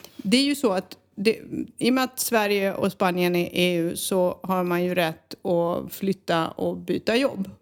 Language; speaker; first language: Swedish; native; Swedish